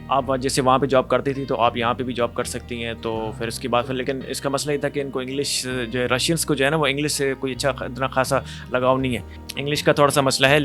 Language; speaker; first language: Urdu; non-native, local second language; Punjabi